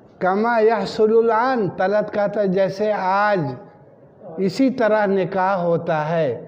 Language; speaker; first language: Urdu; native; Urdu